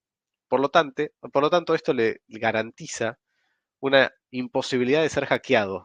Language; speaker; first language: Spanish; native; Spanish